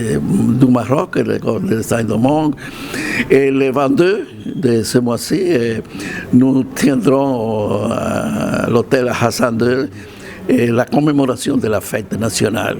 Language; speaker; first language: French; non-native, fluent; Spanish